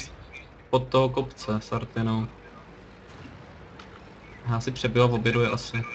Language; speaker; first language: Czech; native; Czech